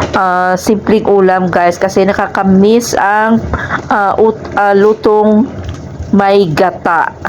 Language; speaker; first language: Filipino; non-native, local second language; Hiligaynon